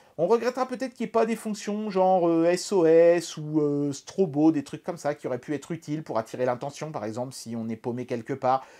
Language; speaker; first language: French; native; French